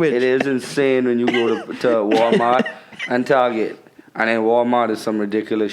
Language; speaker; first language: English; native; English